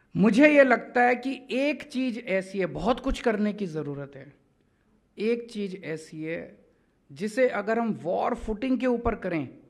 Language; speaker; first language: Hindi; native; Hindi